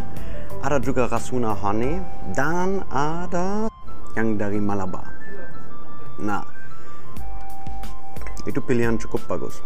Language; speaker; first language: Indonesian; non-native, fluent; German